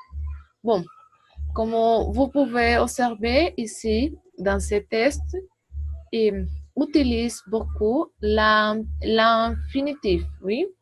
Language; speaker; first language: French; non-native, learner; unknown